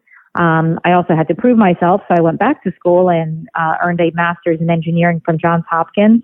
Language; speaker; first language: English; early bilingual, other home language; Russian